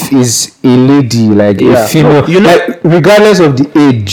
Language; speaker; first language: English; non-native, local second language; Yoruba